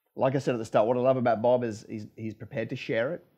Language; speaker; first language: English; native; English